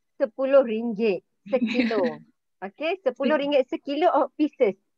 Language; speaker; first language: Malay; native; Malay